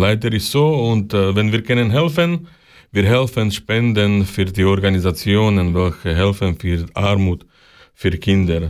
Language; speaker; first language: German; non-native, learner; Slovak